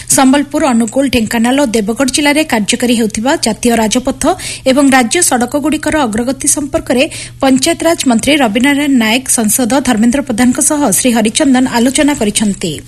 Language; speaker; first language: Odia; native; Odia